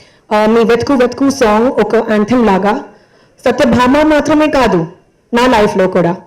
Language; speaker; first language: Telugu; non-native, learner; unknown